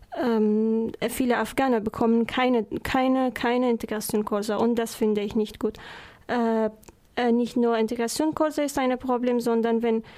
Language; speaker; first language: German; non-native, learner; Persian